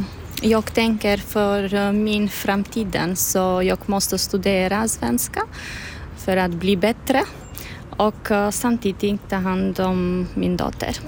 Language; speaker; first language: Swedish; non-native, learner; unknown